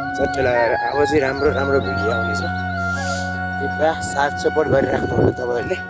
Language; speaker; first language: Nepali; non-native, local second language; Sherpa